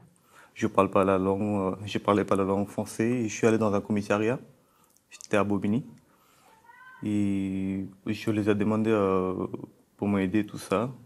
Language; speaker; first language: French; non-native, fluent; Bangla